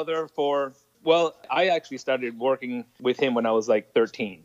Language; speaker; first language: English; non-native, fluent; French